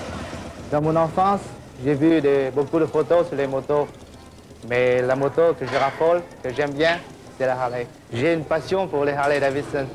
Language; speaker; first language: French; non-native, fluent; Vietnamese